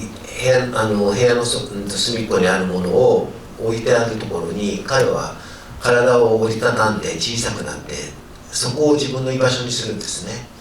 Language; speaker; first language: Japanese; native; Japanese